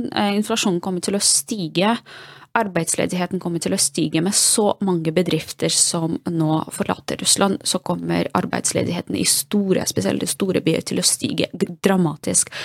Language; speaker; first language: Norwegian; non-native, fluent; Russian